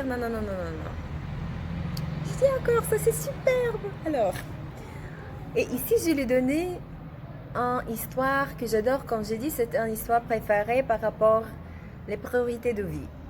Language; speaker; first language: French; non-native, learner; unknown